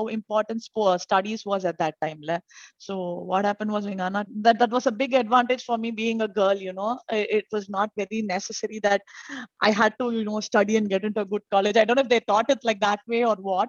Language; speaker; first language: English; non-native, local second language; Tamil